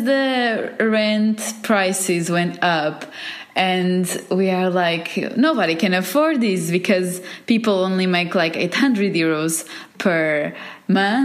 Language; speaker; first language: English; non-native, fluent; Portuguese